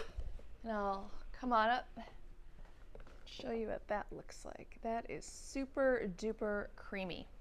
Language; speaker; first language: English; native; English